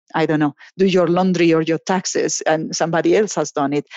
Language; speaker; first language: English; non-native, fluent; Spanish